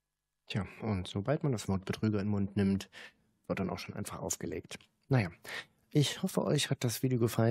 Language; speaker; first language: German; native; German